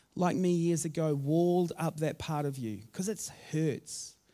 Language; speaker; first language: English; native; English